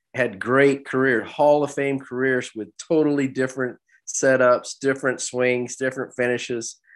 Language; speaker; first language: English; native; English